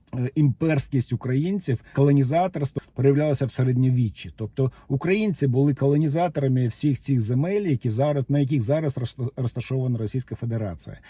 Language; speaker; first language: Ukrainian; native; Ukrainian